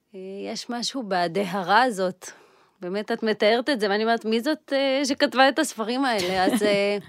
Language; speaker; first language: Hebrew; early bilingual, other home language; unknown